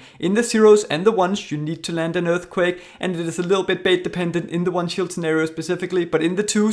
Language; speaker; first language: English; native; English